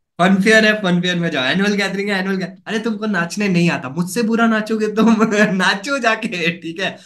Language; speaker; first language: Hindi; native; Hindi